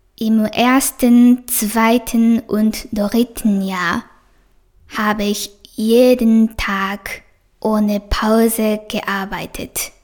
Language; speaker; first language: German; non-native, fluent; Japanese